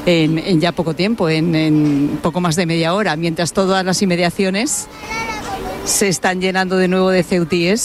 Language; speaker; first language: Spanish; native; Spanish